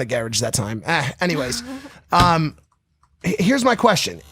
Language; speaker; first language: English; native; English